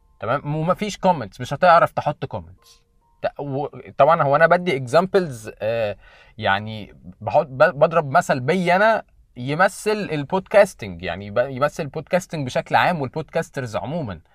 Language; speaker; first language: Arabic; native; Arabic